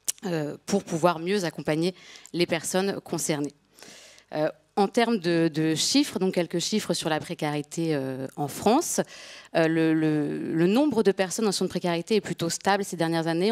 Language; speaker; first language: French; native; French